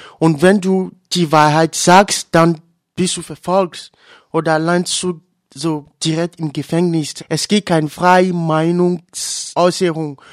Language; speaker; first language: German; non-native, learner; Ewe